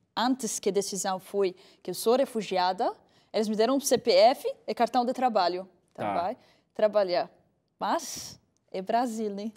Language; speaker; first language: Portuguese; non-native, fluent; Arabic